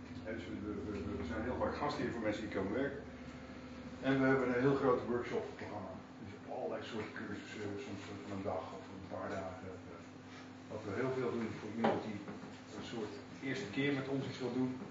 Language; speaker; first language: Dutch; native; Dutch